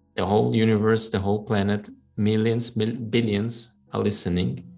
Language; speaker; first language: English; non-native, fluent; German